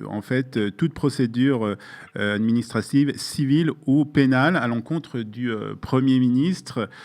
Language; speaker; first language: French; native; French